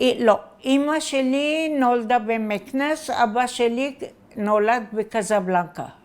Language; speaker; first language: Hebrew; non-native, fluent; Arabic